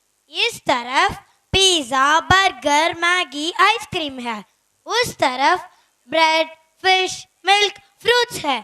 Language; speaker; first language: Hindi; non-native, local second language; Tamil